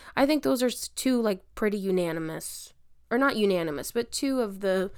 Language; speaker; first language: English; native; English